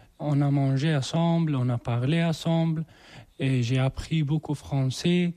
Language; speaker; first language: French; non-native, learner; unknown